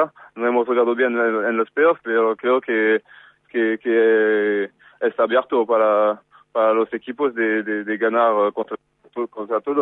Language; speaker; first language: Spanish; non-native, fluent; French